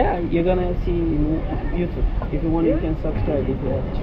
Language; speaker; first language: English; non-native, learner; Turkish